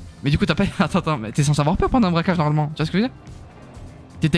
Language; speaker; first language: French; native; French